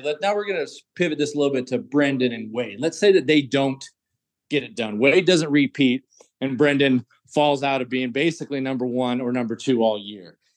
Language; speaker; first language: English; native; English